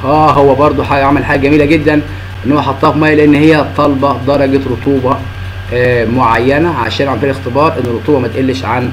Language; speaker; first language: Arabic; native; Arabic